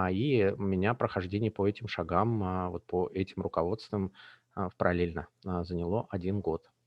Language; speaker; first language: Russian; native; Russian